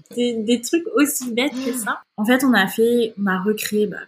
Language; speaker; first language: French; native; French